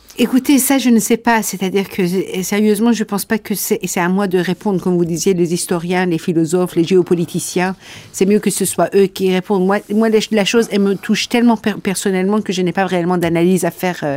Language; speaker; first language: French; non-native, fluent; Persian